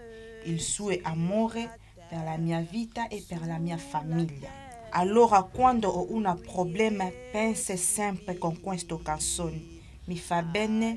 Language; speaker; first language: Italian; non-native, learner; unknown